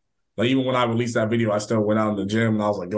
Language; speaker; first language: English; native; English